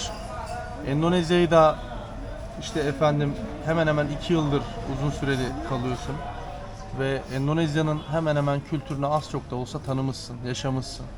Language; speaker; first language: Turkish; native; Turkish